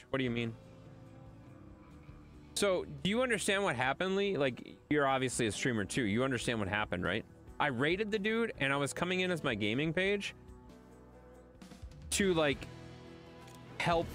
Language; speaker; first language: English; native; English